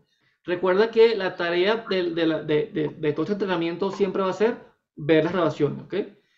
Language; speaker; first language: Spanish; native; Spanish